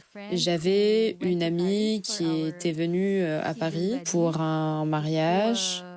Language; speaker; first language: French; non-native, fluent; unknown